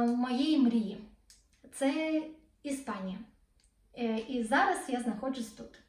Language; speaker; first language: Ukrainian; non-native, local second language; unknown